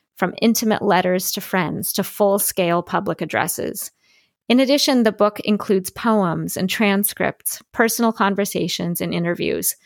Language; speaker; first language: English; native; English